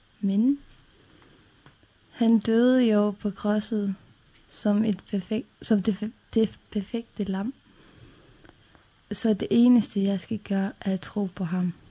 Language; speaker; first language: Danish; non-native, local second language; Faroese